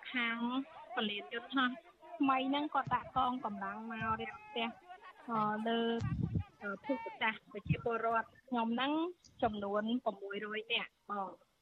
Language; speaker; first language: Khmer; native; Khmer